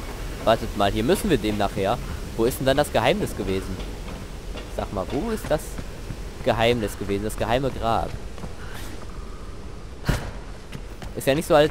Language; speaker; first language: German; native; German